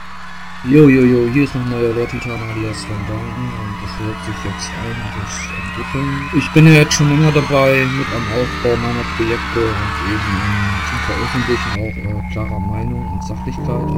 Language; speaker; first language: German; native; German